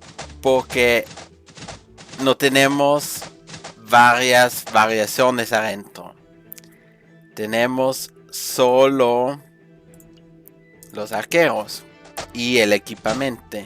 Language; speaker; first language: Spanish; non-native, fluent; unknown